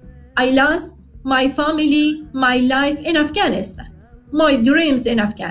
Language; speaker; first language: English; non-native, learner; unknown